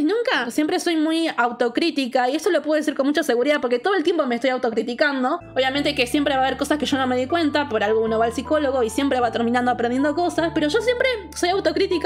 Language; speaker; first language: Spanish; native; Spanish